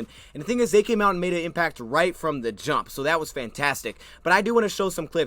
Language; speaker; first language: English; native; English